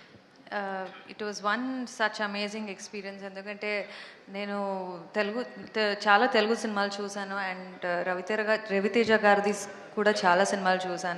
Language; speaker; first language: Telugu; non-native, fluent; Kannada